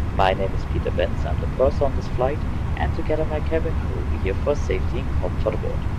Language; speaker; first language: English; non-native, fluent; German